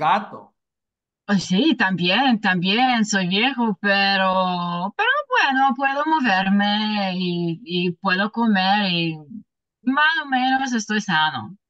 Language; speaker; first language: Spanish; non-native, learner; English